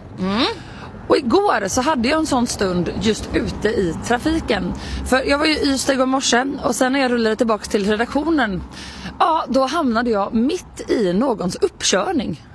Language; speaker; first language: Swedish; native; Swedish